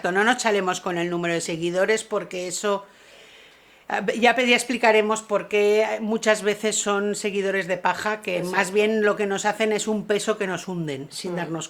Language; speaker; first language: Spanish; native; Spanish